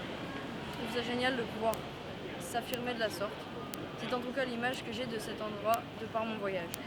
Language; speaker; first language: French; native; French